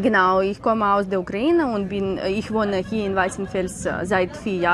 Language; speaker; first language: German; non-native, learner; Ukrainian